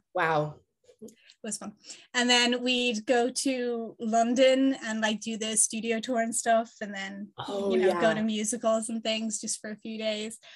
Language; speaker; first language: English; native; English